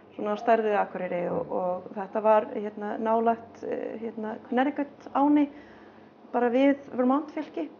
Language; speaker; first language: Icelandic; non-native, fluent; English